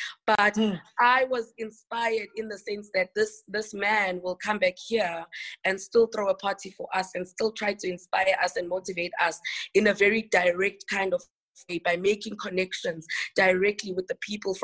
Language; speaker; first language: English; non-native, local second language; Xhosa